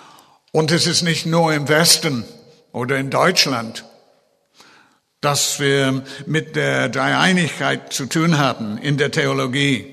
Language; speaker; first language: German; non-native, fluent; English